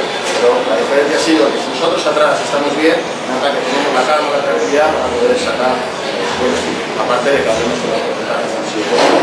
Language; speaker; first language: Spanish; native; Spanish